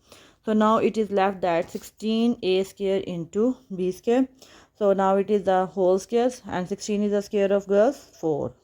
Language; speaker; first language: English; non-native, local second language; Urdu